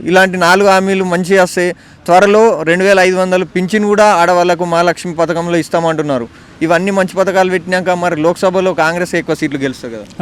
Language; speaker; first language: Telugu; native; Telugu